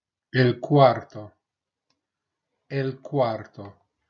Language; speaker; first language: Spanish; non-native, fluent; English